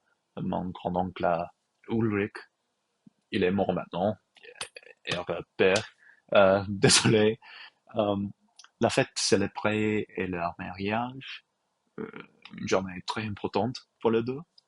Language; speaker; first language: French; non-native, learner; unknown